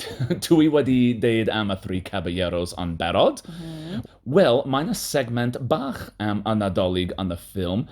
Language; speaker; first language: Welsh; non-native, learner; English